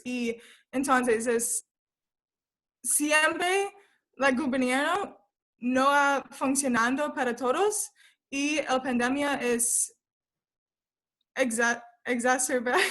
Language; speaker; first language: Spanish; non-native, learner; English